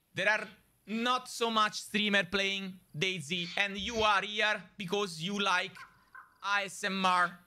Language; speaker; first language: English; non-native, learner; Italian